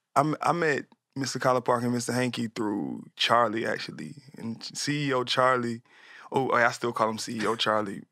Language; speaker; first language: English; native; English